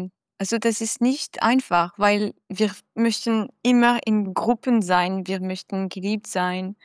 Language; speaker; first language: German; non-native, learner; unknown